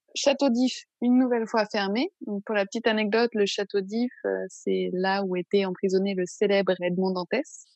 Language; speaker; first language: French; native; French